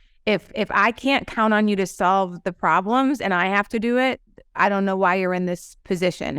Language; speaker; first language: English; native; English